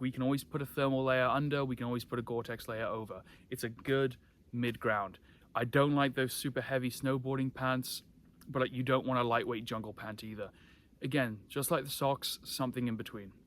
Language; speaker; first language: English; native; English